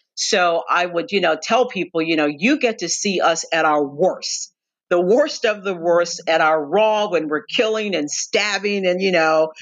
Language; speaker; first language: English; native; English